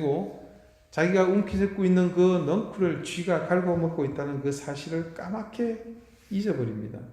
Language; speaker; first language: Korean; native; Korean